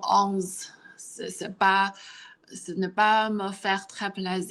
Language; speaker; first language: French; non-native, learner; Chinese